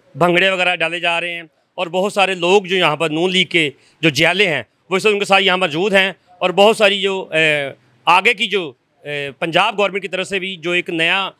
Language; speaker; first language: Urdu; non-native, local second language; Punjabi